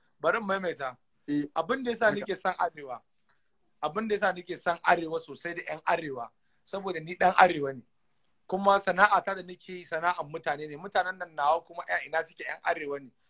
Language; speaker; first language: Hausa; native; Hausa